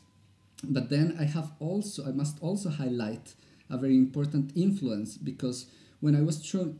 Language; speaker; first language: English; non-native, fluent; Spanish